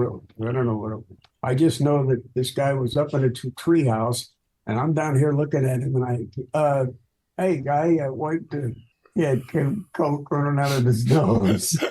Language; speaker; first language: English; native; English